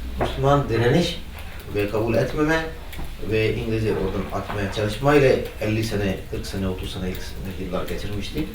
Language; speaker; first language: Turkish; non-native, fluent; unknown